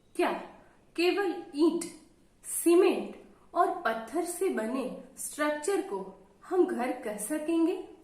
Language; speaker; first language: Hindi; non-native, local second language; Gujarati